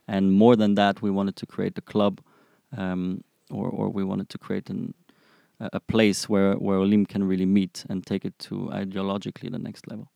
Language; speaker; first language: English; non-native, fluent; German